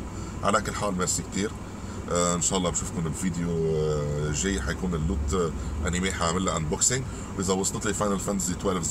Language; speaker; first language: Arabic; native; Arabic